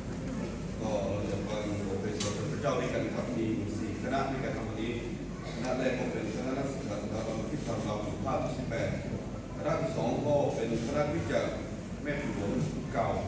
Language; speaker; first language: Thai; non-native, local second language; Lahu